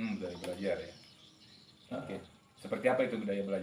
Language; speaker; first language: Indonesian; native; Indonesian